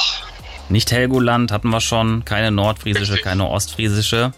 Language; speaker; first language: German; native; German